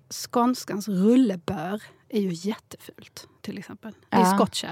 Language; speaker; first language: Swedish; native; Swedish